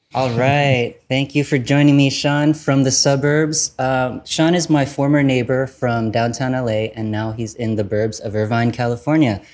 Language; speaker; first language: English; early bilingual, other home language; Vietnamese